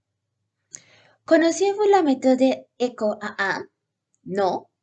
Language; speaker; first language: French; non-native, learner; Spanish